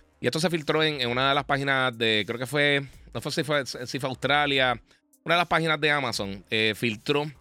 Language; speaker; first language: Spanish; native; Spanish